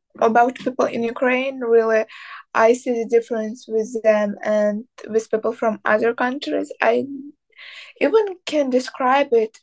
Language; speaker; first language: English; non-native, learner; Ukrainian